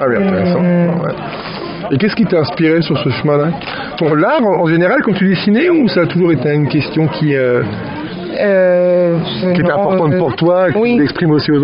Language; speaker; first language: French; native; French